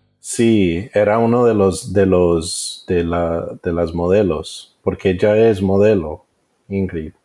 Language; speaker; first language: Spanish; early bilingual, heritage; Spanish